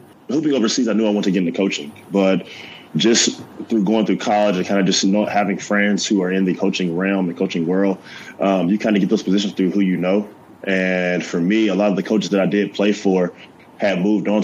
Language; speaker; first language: English; native; English